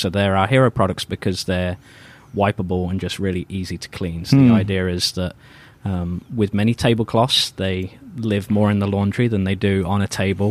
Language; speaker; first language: English; native; English